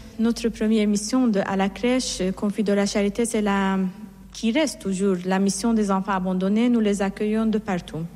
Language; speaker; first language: French; non-native, fluent; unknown